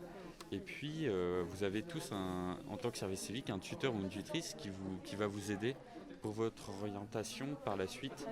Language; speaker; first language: French; native; French